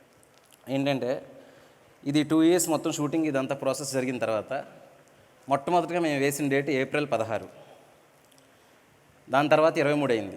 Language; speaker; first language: Telugu; native; Telugu